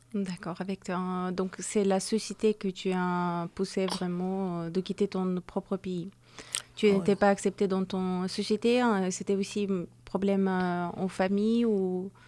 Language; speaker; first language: French; non-native, learner; Persian